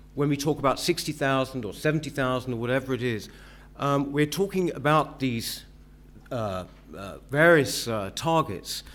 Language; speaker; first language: English; native; English